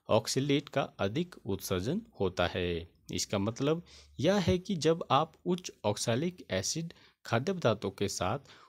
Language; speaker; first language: Hindi; native; Hindi